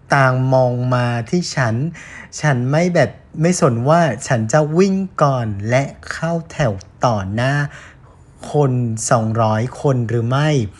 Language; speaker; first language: Thai; non-native, fluent; Vietnamese